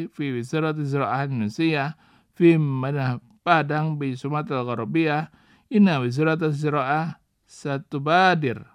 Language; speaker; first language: Arabic; non-native, fluent; Indonesian